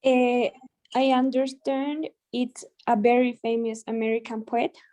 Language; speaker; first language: English; non-native, learner; Spanish